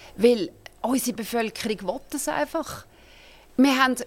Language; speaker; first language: German; native; German